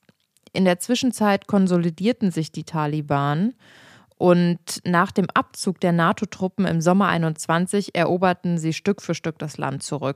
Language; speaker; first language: German; native; German